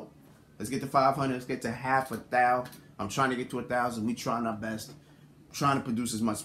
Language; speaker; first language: English; native; English